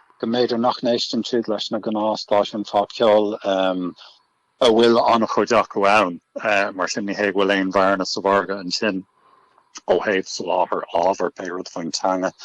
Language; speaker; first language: Irish; native; Irish